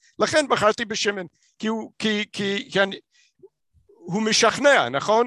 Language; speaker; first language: Hebrew; non-native, fluent; English